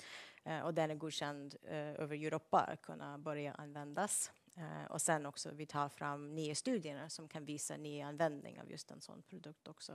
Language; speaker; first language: Swedish; non-native, fluent; English